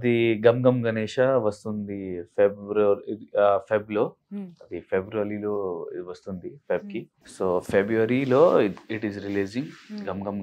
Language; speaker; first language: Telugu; non-native, local second language; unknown